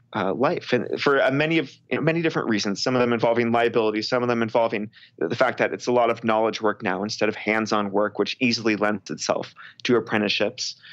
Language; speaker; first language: English; native; English